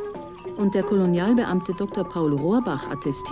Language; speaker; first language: German; native; German